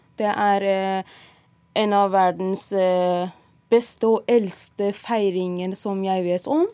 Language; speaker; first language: Norwegian; non-native, fluent; Persian